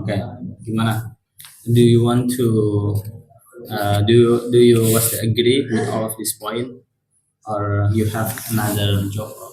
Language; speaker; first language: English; non-native, learner; Indonesian